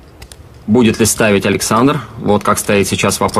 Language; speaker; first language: Russian; native; Russian